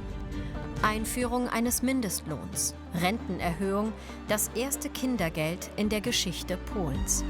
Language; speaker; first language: German; native; German